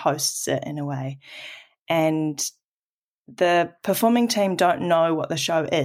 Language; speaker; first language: English; native; English